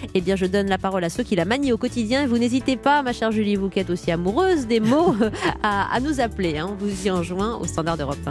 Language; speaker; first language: French; native; French